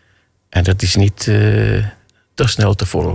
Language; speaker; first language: Dutch; non-native, fluent; Armenian